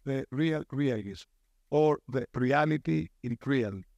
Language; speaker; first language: English; non-native, fluent; Greek